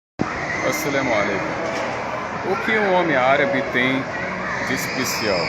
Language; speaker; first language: Portuguese; non-native, fluent; Arabic